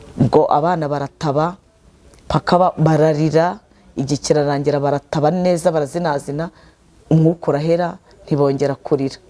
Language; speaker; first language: Kinyarwanda; native; Kinyarwanda